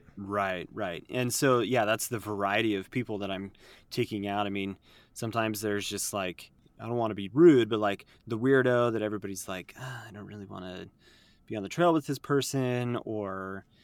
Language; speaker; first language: English; native; English